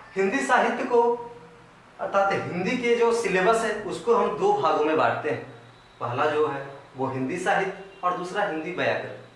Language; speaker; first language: Hindi; native; Hindi